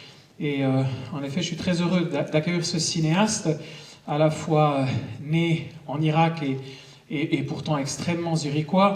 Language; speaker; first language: French; native; French